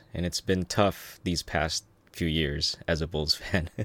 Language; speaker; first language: English; early bilingual, other home language; Filipino